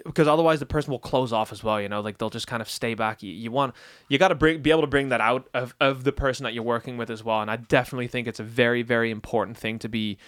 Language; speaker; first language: English; early bilingual, other home language; Dutch